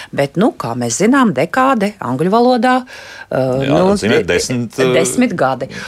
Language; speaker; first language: Latvian; native; Latvian